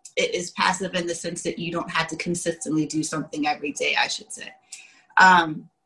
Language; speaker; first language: English; native; English